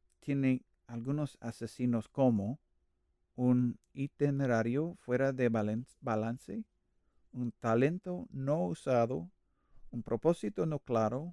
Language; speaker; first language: Spanish; non-native, learner; English